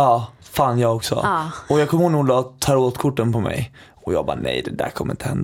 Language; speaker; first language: Swedish; native; Swedish